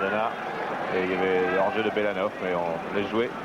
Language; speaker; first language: French; native; French